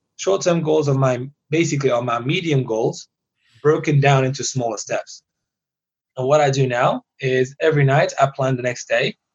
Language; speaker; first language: English; early bilingual, other home language; Persian